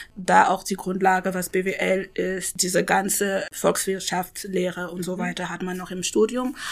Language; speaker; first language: German; non-native, fluent; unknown